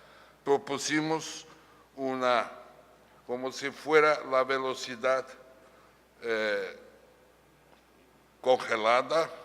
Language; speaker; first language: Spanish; non-native, fluent; Portuguese